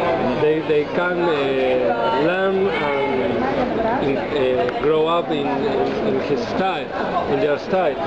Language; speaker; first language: English; non-native, learner; Spanish